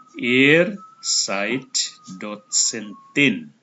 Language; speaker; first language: German; non-native, fluent; Indonesian